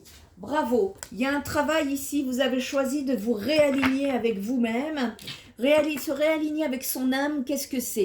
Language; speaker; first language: French; native; French